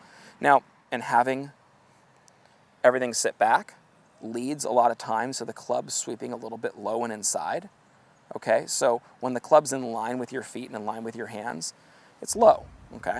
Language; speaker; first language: English; native; English